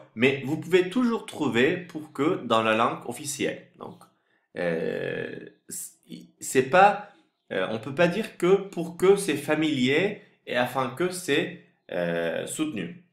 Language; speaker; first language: French; non-native, fluent; Turkish